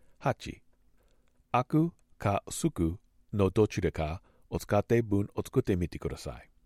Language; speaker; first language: Japanese; non-native, learner; English